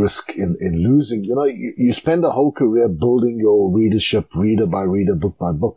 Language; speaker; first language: English; non-native, local second language; Afrikaans